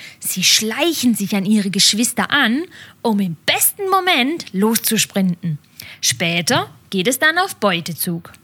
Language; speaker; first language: German; native; German